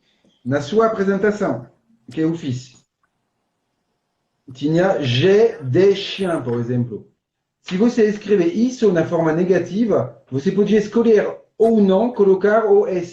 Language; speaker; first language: Portuguese; non-native, fluent; French